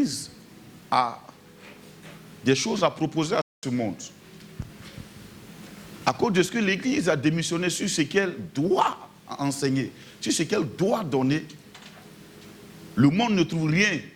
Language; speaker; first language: French; native; French